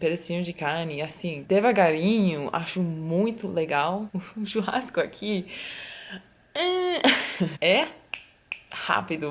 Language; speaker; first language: Portuguese; non-native, fluent; English